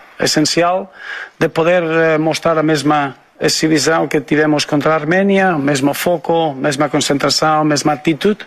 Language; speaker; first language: Portuguese; non-native, fluent; Spanish